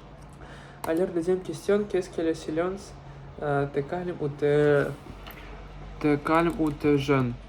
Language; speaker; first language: French; non-native, learner; Russian